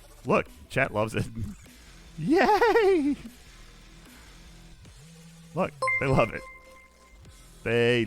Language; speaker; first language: English; native; English